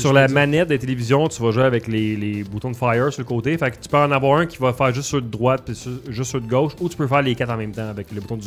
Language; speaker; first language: French; native; French